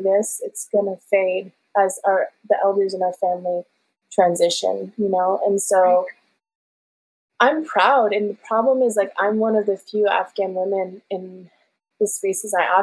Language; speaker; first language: English; early bilingual, other home language; Persian